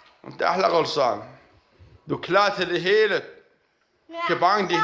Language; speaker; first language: Danish; non-native, learner; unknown